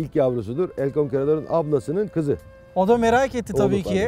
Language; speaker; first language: Turkish; native; Turkish